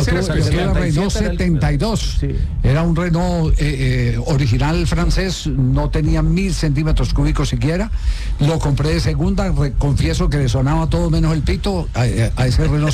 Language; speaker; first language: Spanish; native; Spanish